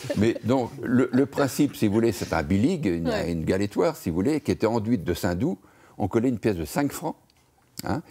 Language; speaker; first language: French; native; French